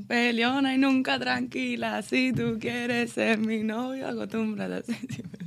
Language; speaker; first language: Spanish; early bilingual, heritage; Spanish